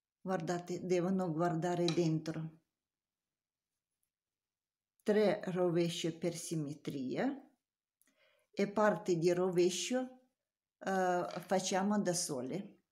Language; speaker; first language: Italian; non-native, learner; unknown